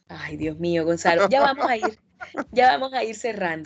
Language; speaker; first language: Spanish; native; Spanish